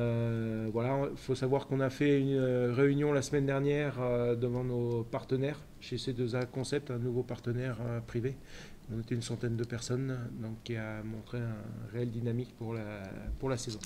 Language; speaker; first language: French; native; French